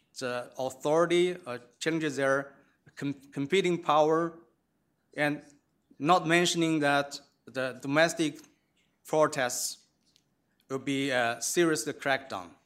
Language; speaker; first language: English; non-native, fluent; Chinese